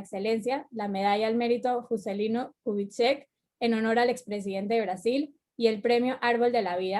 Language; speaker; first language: Spanish; native; Spanish